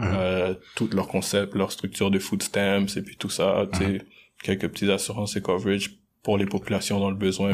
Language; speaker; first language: French; early bilingual, other home language; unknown